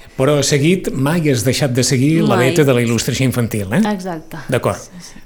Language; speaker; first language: Catalan; native; Catalan